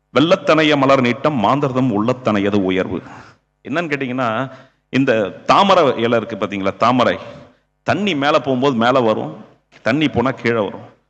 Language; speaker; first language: Tamil; native; Tamil